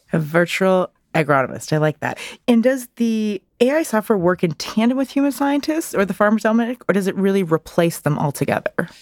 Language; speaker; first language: English; native; English